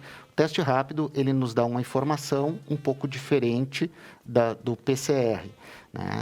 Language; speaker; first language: Portuguese; native; Portuguese